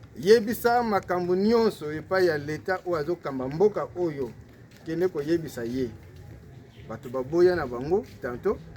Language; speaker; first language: Lingala; non-native, local second language; Kongo